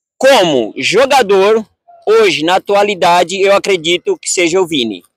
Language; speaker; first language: Portuguese; native; Portuguese